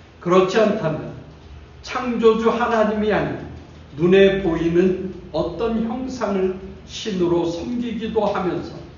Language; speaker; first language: Korean; native; Korean